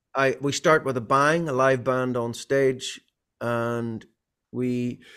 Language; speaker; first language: English; native; English